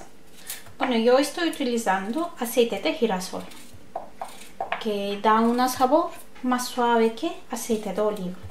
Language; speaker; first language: Spanish; non-native, learner; Turkish